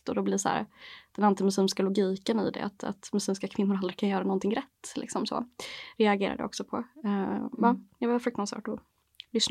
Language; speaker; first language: Swedish; native; Swedish